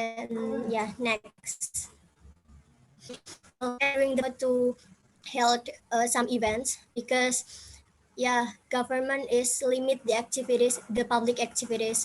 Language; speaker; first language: English; non-native, fluent; Indonesian